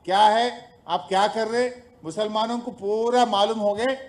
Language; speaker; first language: Hindi; non-native, local second language; Telugu